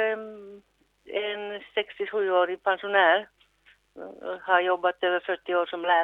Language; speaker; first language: Swedish; non-native, local second language; Finnish